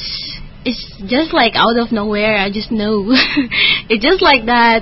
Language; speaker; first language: English; non-native, learner; Indonesian